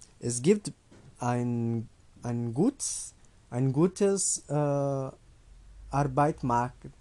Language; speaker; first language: German; non-native, learner; Portuguese